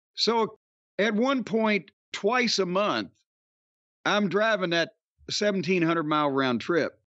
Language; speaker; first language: English; native; English